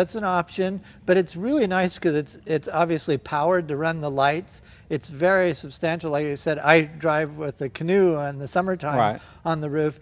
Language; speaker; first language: English; native; English